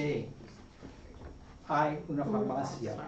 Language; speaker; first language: Spanish; non-native, fluent; English